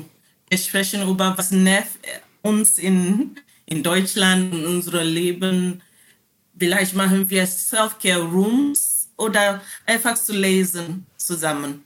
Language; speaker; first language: German; non-native, learner; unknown